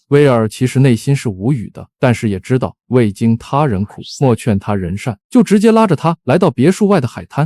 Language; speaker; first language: Chinese; native; Chinese